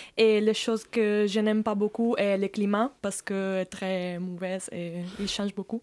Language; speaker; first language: French; non-native, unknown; Italian